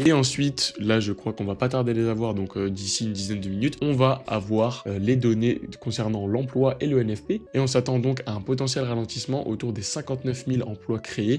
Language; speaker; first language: French; native; French